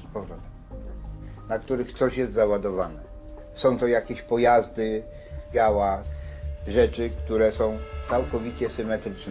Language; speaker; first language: Polish; native; Polish